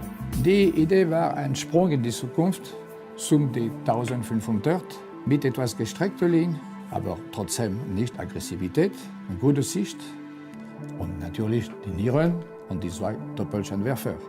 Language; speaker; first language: German; non-native, fluent; French